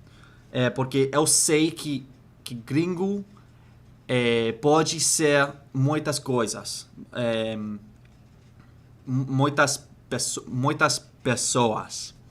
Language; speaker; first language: Portuguese; non-native, learner; English